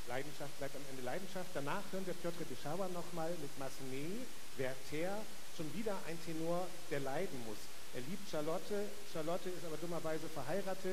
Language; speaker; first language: German; native; German